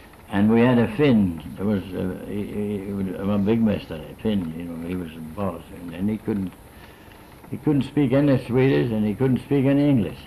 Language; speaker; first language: English; non-native, fluent; Swedish